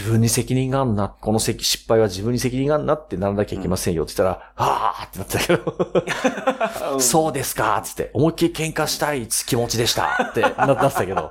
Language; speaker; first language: Japanese; native; Japanese